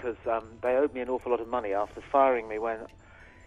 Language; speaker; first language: English; native; English